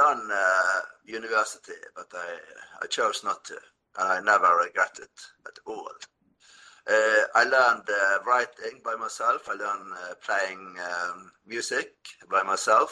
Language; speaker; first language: English; non-native, fluent; Norwegian